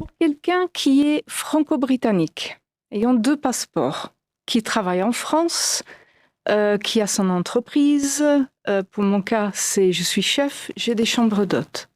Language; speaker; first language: French; non-native, fluent; English